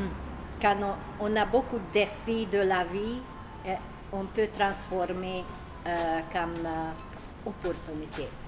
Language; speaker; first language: French; non-native, learner; Hungarian